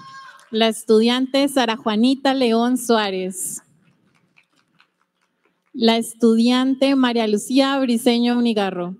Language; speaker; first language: Spanish; native; Spanish